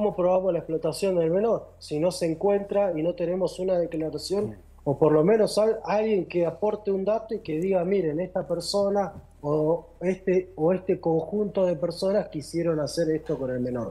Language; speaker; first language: Spanish; native; Spanish